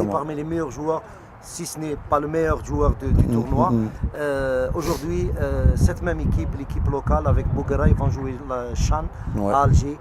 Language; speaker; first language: French; non-native, local second language; Arabic